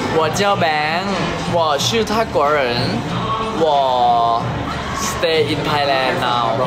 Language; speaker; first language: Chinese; non-native, learner; Thai